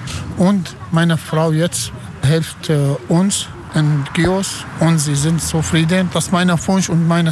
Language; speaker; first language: German; non-native, learner; Arabic